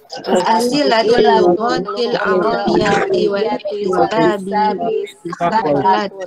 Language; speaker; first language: Arabic; non-native, learner; Indonesian